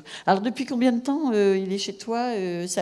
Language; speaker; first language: French; native; French